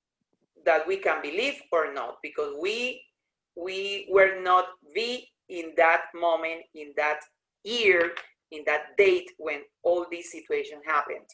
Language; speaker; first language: English; non-native, learner; Spanish